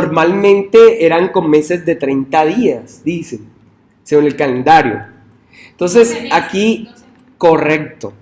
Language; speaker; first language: Spanish; native; Spanish